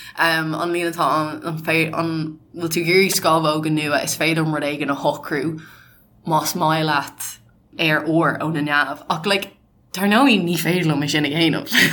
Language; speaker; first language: Irish; non-native, local second language; English